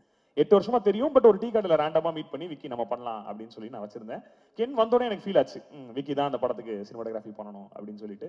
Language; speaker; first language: Tamil; native; Tamil